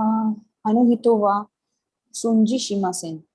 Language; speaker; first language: Japanese; non-native, learner; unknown